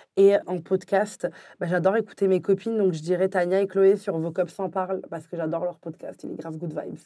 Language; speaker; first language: French; early bilingual, other home language; Arabic